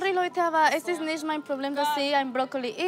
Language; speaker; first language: German; non-native, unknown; Spanish